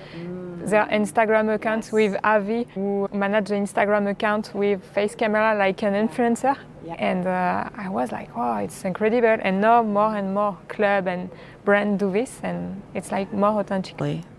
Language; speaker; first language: English; non-native, learner; French